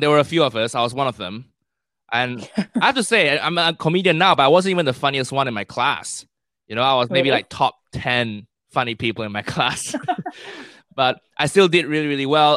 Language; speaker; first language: English; non-native, local second language; Cantonese